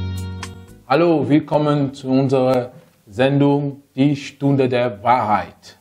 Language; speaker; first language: German; non-native, fluent; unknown